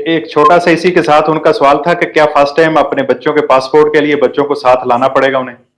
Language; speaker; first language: Urdu; non-native, local second language; Punjabi